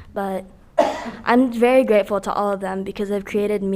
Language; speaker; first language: English; early bilingual, other home language; Filipino